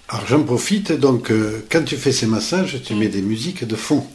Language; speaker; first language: French; native; French